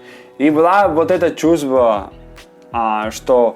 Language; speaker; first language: Russian; non-native, fluent; Spanish